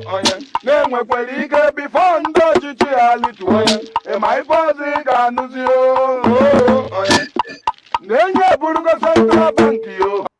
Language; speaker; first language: Igbo; native; Igbo